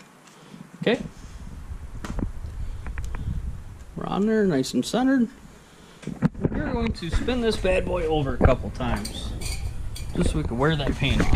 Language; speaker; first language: English; native; English